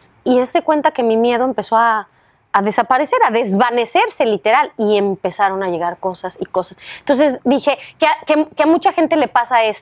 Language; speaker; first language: Spanish; native; Spanish